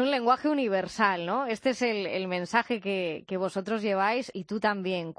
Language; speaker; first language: Spanish; native; Spanish